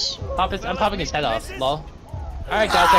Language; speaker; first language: English; native; English